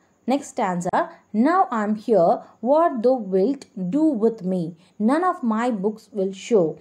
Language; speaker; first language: English; non-native, local second language; Tamil